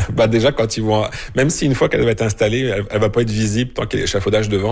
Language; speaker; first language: French; native; French